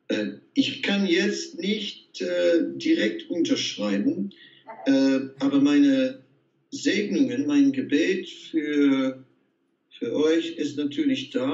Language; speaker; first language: German; non-native, fluent; Dutch